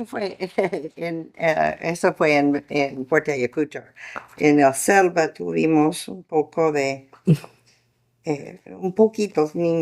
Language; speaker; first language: Spanish; non-native, fluent; English